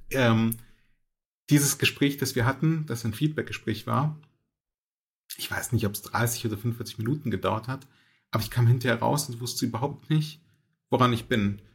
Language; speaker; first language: German; early bilingual, other home language; Russian